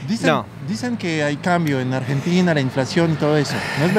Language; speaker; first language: Spanish; non-native, fluent; French